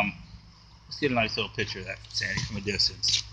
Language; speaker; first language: English; native; English